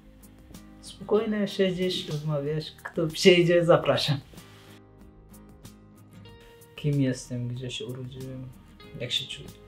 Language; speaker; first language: Polish; non-native, learner; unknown